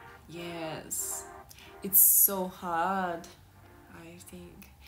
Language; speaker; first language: English; non-native, learner; Russian